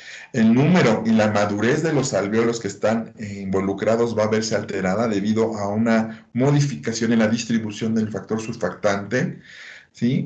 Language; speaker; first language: Spanish; native; Spanish